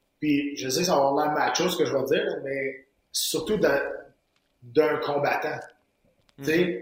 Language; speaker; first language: French; native; French